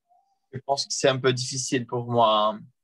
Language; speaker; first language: French; non-native, learner; Portuguese